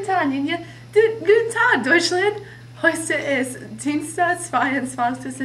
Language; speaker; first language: German; non-native, learner; English